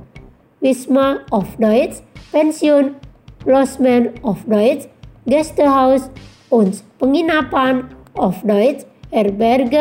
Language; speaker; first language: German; non-native, fluent; Indonesian